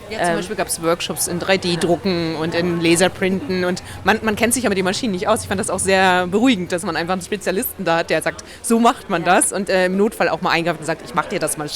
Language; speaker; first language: German; native; German